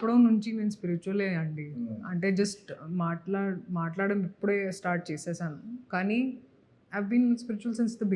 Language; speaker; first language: Telugu; non-native, local second language; Hindi